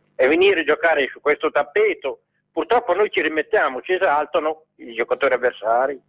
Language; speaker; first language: Italian; native; Italian